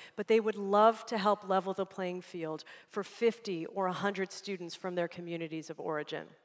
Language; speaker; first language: English; native; English